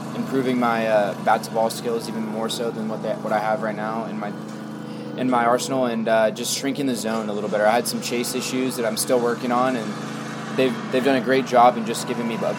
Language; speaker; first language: English; native; English